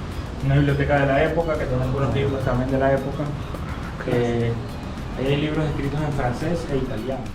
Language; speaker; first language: Spanish; native; Spanish